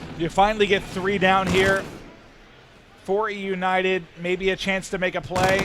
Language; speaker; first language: English; native; English